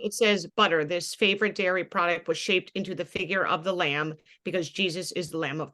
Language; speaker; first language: English; native; English